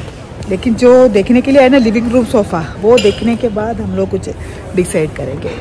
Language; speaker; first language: Hindi; non-native, local second language; Malayalam